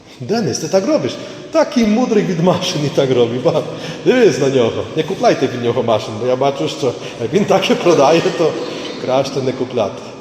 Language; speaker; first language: Ukrainian; native; Ukrainian